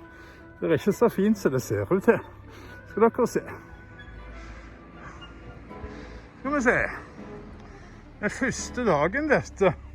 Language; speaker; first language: Norwegian; native; Norwegian